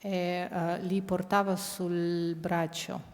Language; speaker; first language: Italian; non-native, fluent; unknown